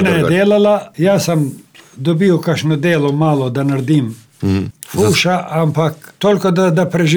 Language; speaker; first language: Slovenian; non-native, fluent; Albanian